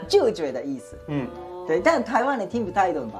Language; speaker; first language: Chinese; non-native, fluent; Japanese